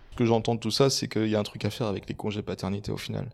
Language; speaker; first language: French; non-native, fluent; Swedish